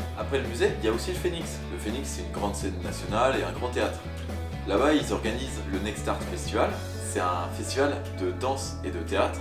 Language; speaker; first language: French; native; French